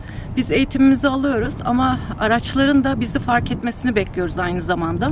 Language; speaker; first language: Turkish; native; Turkish